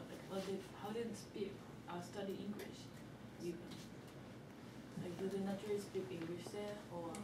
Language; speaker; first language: English; non-native, learner; Japanese